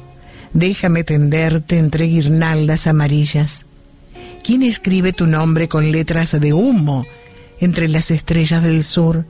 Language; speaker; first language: Spanish; native; Spanish